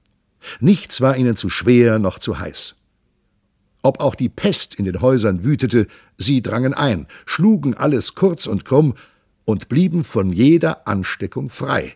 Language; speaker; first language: German; native; German